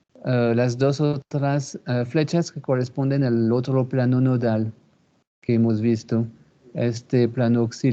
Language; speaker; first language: Spanish; non-native, fluent; French